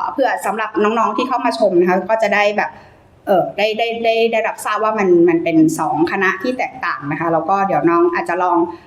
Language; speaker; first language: Thai; native; Thai